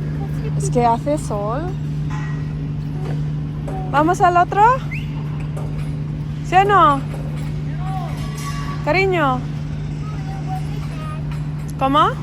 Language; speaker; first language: Spanish; non-native, learner; Filipino